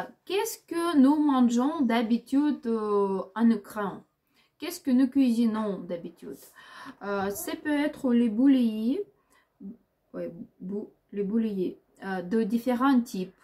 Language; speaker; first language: French; non-native, learner; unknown